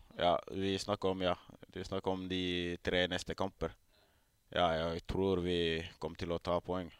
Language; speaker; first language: Norwegian; non-native, fluent; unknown